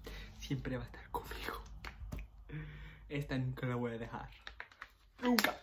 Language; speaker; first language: Spanish; early bilingual, heritage; Spanish